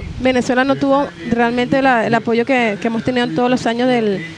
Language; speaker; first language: Spanish; native; Spanish